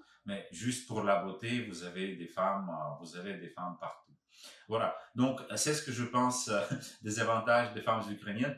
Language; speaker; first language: French; non-native, fluent; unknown